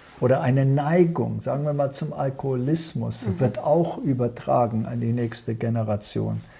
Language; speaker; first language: German; early bilingual, heritage; German